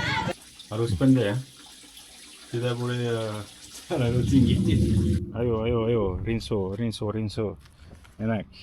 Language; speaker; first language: Indonesian; non-native, fluent; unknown